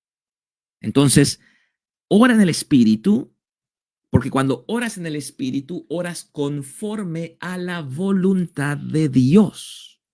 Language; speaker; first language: Spanish; native; Spanish